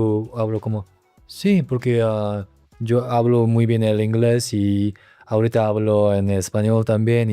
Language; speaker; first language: Spanish; non-native, learner; Korean